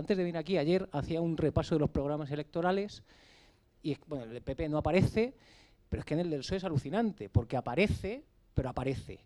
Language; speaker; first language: Spanish; native; Spanish